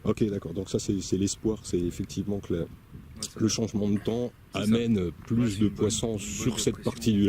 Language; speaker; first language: French; native; French